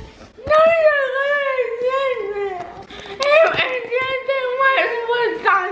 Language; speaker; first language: Spanish; early bilingual, heritage; Spanish